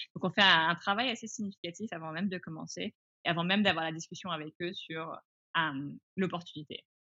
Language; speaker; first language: French; early bilingual, other home language; English